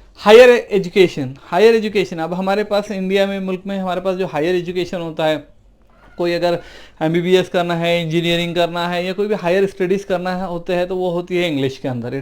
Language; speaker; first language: Hindi; non-native, local second language; Urdu